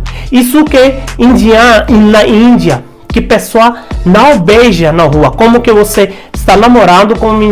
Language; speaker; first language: Portuguese; non-native, learner; Hindi